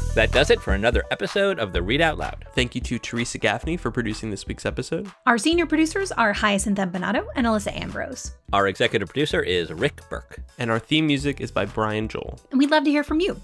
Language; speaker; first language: English; native; English